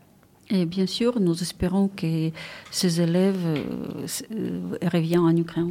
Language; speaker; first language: French; non-native, fluent; Ukrainian